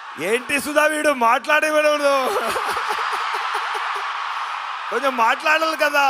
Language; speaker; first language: Telugu; non-native, learner; Tamil